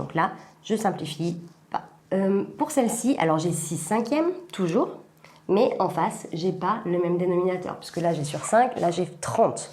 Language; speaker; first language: French; native; French